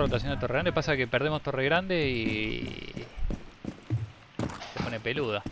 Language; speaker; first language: Spanish; native; Spanish